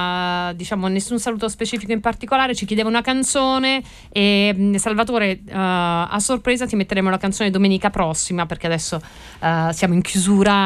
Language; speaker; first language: Italian; native; Italian